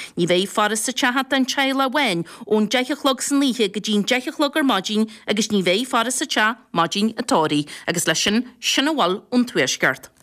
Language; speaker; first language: Irish; native; Irish